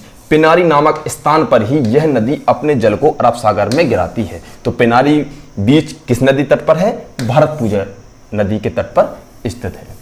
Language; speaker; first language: Hindi; native; Hindi